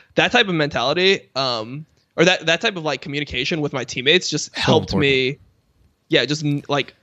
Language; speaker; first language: English; native; English